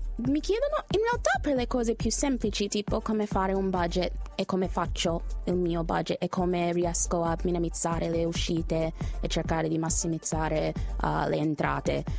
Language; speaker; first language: Italian; non-native, fluent; English